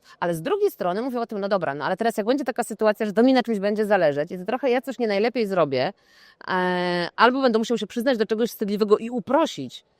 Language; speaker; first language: Polish; native; Polish